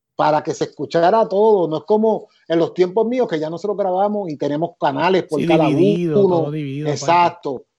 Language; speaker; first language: Spanish; native; Spanish